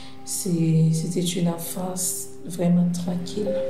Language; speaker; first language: French; non-native, local second language; Haitian Creole